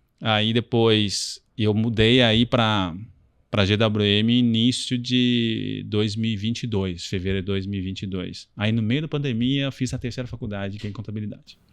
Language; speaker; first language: Portuguese; non-native, fluent; Chinese